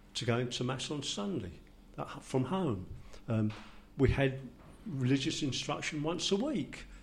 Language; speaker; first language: English; native; English